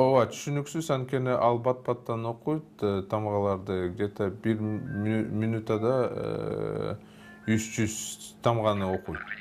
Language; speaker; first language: Kyrgyz; non-native, local second language; Russian